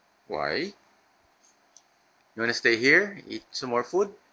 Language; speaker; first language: English; non-native, local second language; Filipino